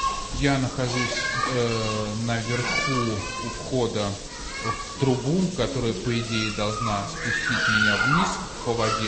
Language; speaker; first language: Russian; native; Russian